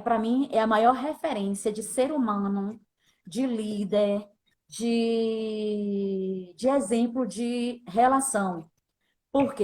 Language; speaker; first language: Portuguese; native; Portuguese